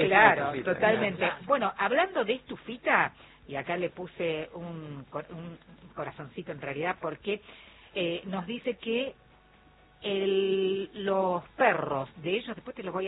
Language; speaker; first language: Spanish; native; Spanish